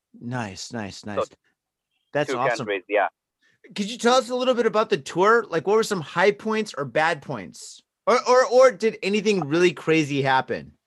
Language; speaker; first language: English; native; English